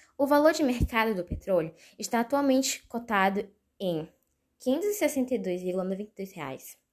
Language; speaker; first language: Portuguese; native; Portuguese